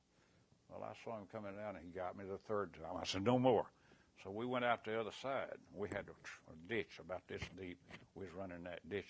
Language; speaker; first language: English; native; English